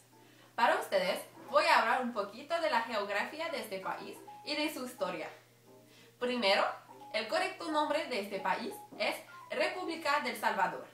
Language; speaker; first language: Spanish; non-native, learner; French